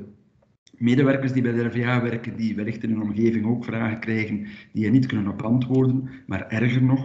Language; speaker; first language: Dutch; native; Dutch